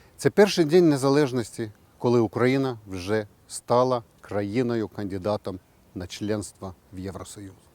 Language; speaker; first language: Ukrainian; non-native, fluent; Estonian